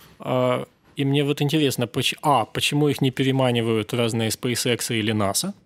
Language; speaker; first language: Russian; native; Russian